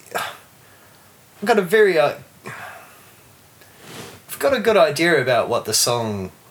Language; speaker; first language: English; native; English